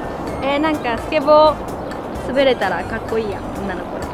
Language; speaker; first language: Japanese; native; Japanese